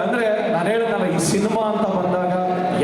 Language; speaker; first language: Kannada; native; Kannada